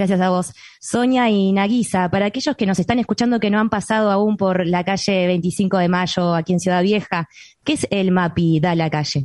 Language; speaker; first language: Spanish; native; Spanish